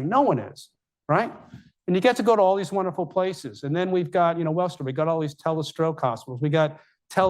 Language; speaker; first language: English; native; English